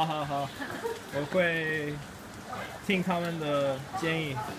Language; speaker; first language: Chinese; non-native, learner; English